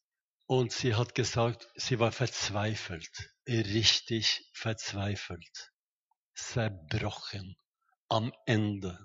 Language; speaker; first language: German; non-native, fluent; Norwegian